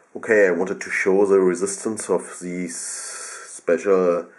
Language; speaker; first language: English; non-native, fluent; German